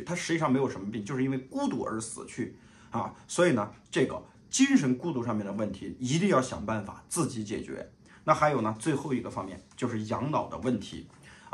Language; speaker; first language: Chinese; native; Chinese